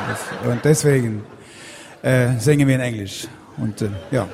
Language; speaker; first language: German; non-native, fluent; Swedish